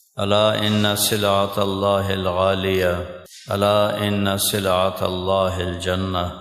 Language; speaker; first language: Urdu; non-native, local second language; Punjabi